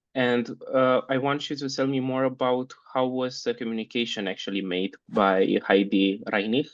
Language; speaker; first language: English; non-native, fluent; Romanian